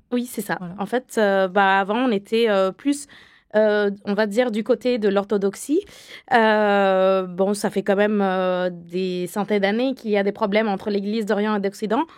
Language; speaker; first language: French; non-native, fluent; Arabic